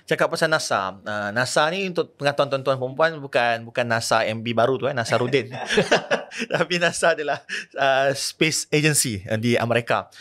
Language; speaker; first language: Malay; native; Malay